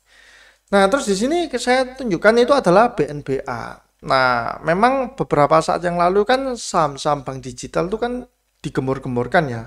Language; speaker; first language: Indonesian; native; Indonesian